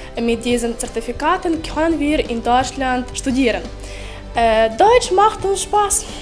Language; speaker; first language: German; non-native, learner; Ukrainian